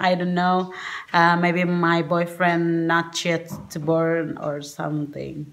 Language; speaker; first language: English; non-native, learner; Indonesian